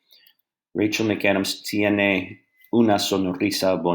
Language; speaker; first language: Spanish; non-native, fluent; English